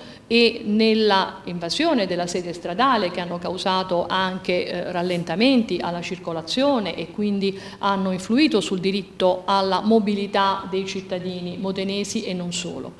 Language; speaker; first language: Italian; native; Italian